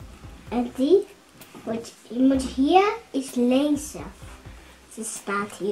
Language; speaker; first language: Dutch; early bilingual, other home language; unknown